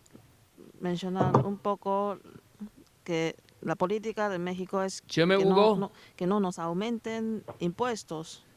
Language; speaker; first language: Spanish; non-native, learner; Chinese